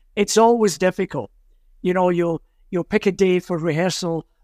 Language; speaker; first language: English; native; English